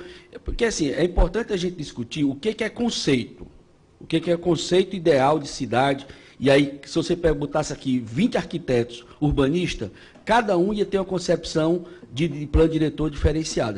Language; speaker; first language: Portuguese; native; Portuguese